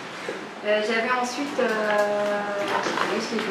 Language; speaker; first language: French; native; French